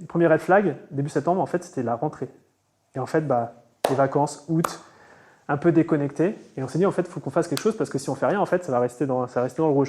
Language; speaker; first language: French; native; French